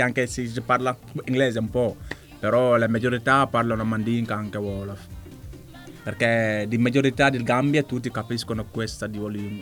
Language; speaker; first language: Italian; non-native, learner; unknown